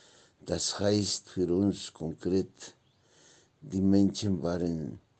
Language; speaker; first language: German; non-native, fluent; Spanish